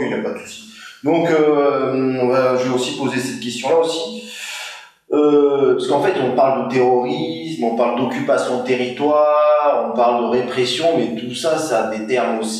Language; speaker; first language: French; native; French